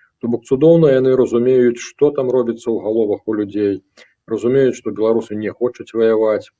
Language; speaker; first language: Belarusian; native; Belarusian